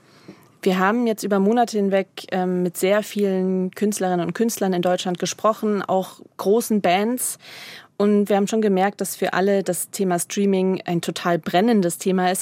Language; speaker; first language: German; native; German